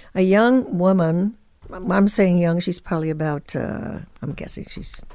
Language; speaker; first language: English; early bilingual, other home language; Spanish